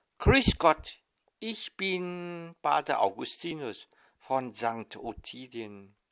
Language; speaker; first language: German; non-native, fluent; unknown